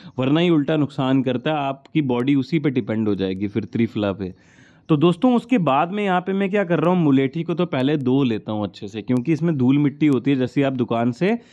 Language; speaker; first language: Hindi; native; Hindi